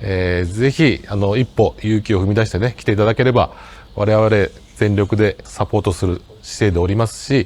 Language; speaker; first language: Japanese; native; Japanese